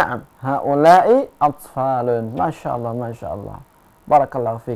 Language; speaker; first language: Arabic; non-native, fluent; Indonesian